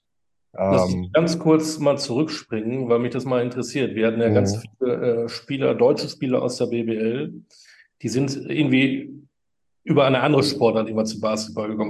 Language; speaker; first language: German; native; German